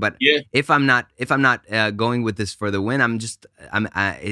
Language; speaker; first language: English; non-native, fluent; Hebrew